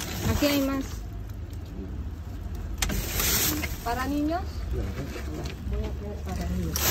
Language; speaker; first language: Spanish; non-native, learner; Filipino